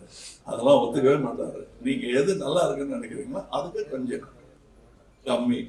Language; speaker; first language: Tamil; native; Tamil